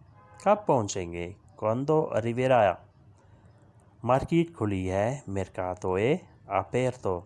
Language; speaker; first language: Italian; non-native, fluent; Urdu